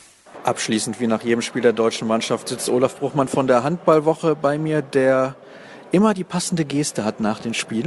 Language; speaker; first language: German; native; German